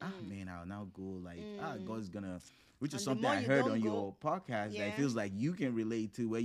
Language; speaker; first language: English; non-native, local second language; Yoruba